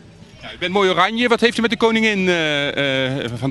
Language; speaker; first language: Dutch; native; Dutch